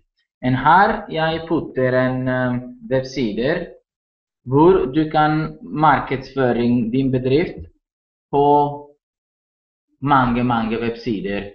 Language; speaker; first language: Norwegian; non-native, learner; Italian